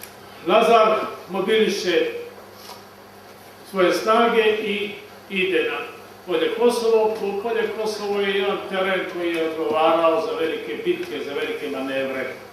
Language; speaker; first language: Bosnian; native; Bosnian